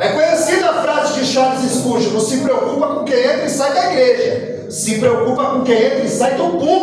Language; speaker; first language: Portuguese; native; Portuguese